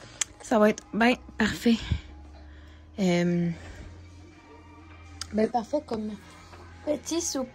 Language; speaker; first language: French; native; French